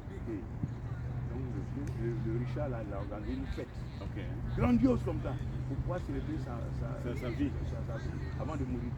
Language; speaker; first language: French; non-native, local second language; Baoulé